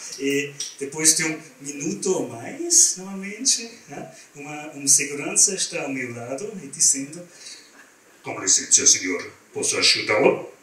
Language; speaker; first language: Portuguese; non-native, learner; German